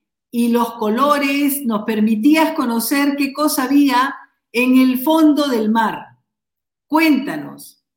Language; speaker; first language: Spanish; native; Spanish